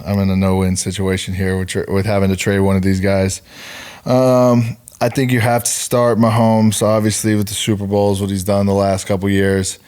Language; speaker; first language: English; native; English